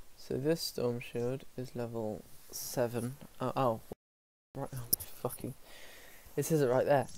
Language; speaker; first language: English; native; English